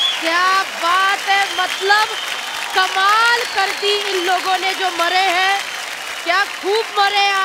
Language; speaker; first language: Hindi; non-native, local second language; Punjabi